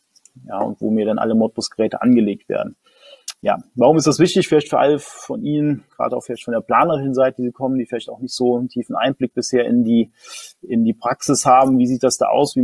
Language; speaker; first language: German; native; German